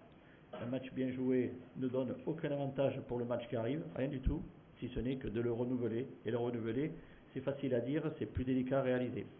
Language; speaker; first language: French; native; French